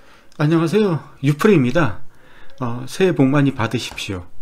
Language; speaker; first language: Korean; native; Korean